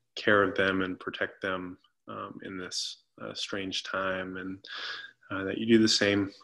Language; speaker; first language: English; native; English